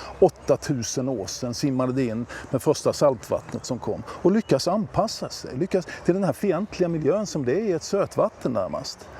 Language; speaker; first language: Swedish; native; Swedish